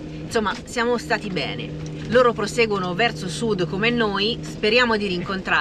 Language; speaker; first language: Italian; native; Italian